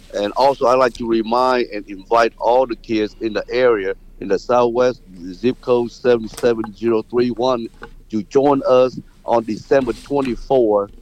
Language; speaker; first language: English; non-native, fluent; Vietnamese